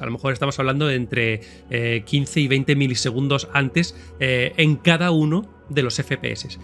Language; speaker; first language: Spanish; native; Spanish